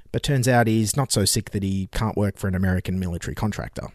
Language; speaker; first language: English; native; English